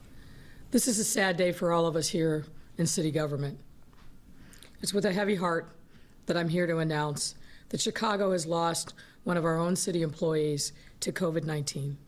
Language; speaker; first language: English; native; English